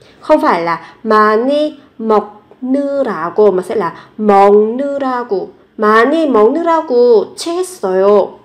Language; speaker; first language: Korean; non-native, fluent; Vietnamese